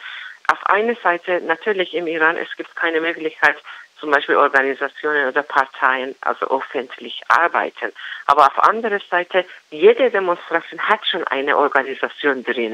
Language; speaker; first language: German; non-native, learner; Persian